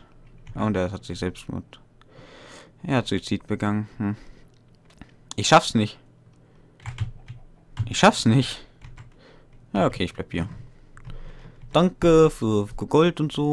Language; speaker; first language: German; native; German